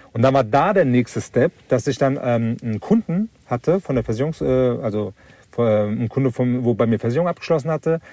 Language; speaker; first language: German; early bilingual, other home language; Turkish